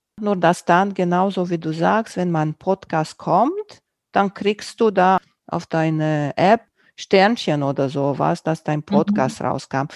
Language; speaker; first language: German; non-native, fluent; Romanian